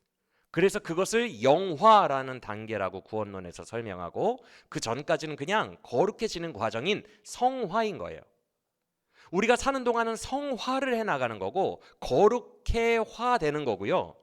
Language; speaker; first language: Korean; native; Korean